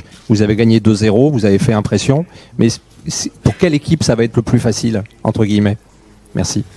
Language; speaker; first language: French; native; French